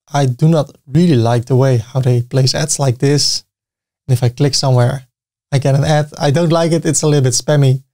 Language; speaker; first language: English; non-native, fluent; Dutch